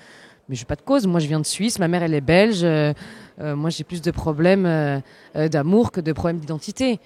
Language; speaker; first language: French; native; French